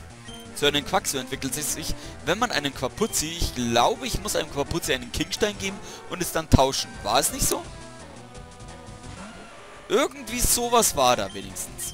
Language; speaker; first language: German; native; German